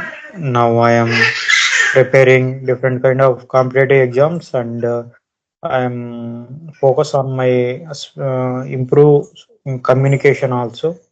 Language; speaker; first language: English; non-native, learner; Telugu